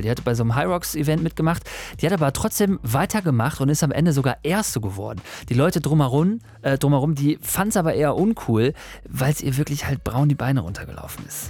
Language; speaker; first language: German; native; German